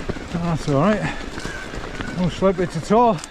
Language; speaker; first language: English; native; English